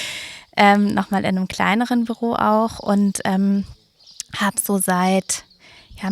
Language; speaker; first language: German; native; German